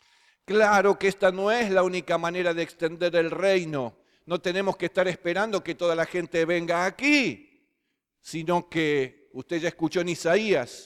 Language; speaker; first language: Spanish; native; Spanish